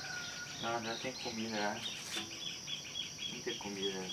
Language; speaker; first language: Portuguese; native; Portuguese